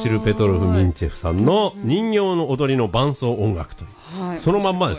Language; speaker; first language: Japanese; native; Japanese